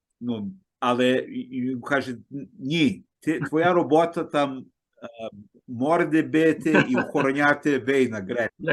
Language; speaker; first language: Ukrainian; early bilingual, heritage; Ukrainian